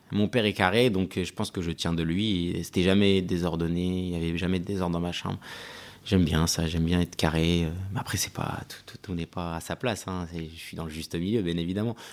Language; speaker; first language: French; early bilingual, other home language; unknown